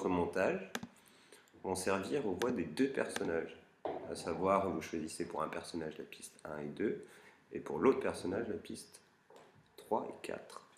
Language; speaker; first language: French; native; French